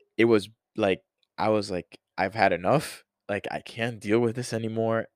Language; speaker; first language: English; non-native, fluent; Spanish